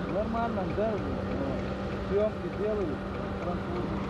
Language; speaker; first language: Russian; non-native, local second language; Chechen